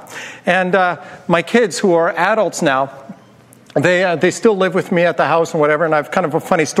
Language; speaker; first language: English; native; English